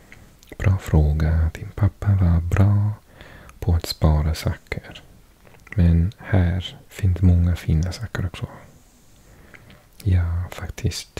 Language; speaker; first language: Swedish; non-native, learner; English